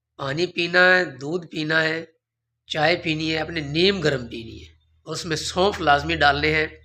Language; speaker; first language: Urdu; non-native, local second language; Punjabi